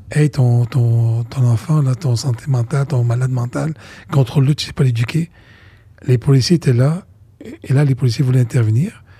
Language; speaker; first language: French; non-native, local second language; Arabic